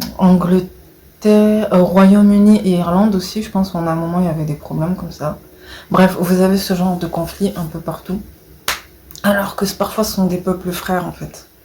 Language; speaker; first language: French; early bilingual, other home language; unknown